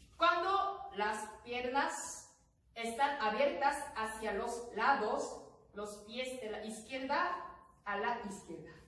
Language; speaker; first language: Spanish; non-native, learner; Korean